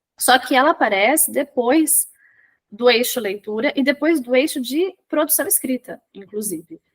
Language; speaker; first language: Portuguese; native; Portuguese